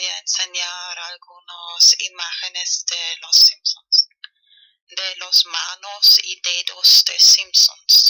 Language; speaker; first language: Spanish; non-native, fluent; German